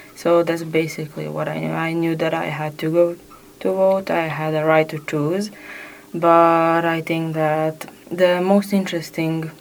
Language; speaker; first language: English; non-native, fluent; Serbian